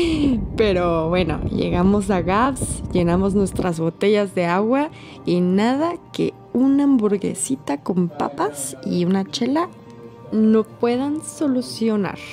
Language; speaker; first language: Spanish; native; Spanish